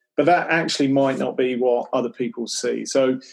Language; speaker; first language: English; native; English